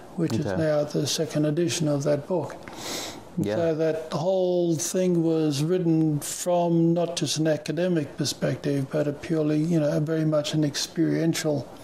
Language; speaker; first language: English; native; English